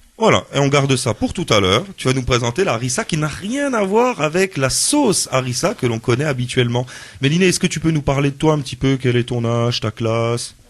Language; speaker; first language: French; native; French